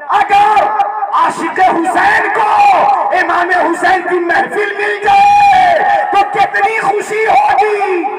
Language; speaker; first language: Urdu; native; Urdu